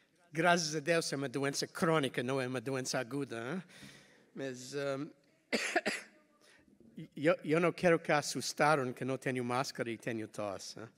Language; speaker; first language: Portuguese; non-native, fluent; English